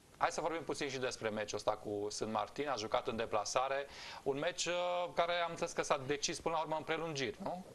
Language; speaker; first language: Romanian; native; Romanian